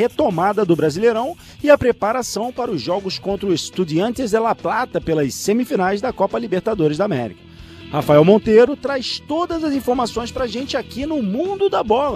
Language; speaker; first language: Portuguese; native; Portuguese